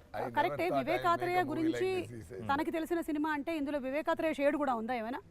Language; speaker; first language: Telugu; native; Telugu